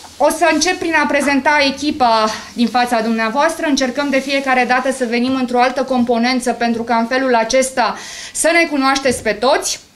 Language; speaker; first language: Romanian; native; Romanian